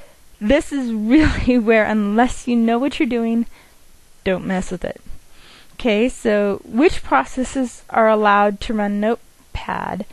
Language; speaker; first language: English; native; English